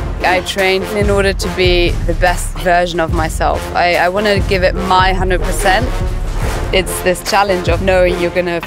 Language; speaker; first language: English; non-native, fluent; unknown